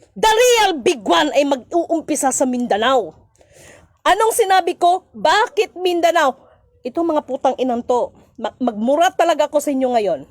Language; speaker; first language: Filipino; non-native, local second language; Cebuano